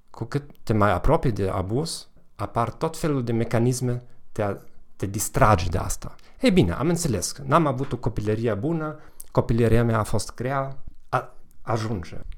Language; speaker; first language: Romanian; non-native, fluent; German